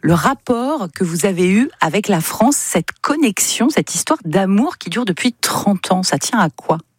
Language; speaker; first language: French; native; French